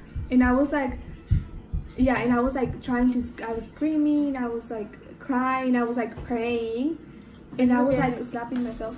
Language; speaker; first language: English; early bilingual, other home language; Spanish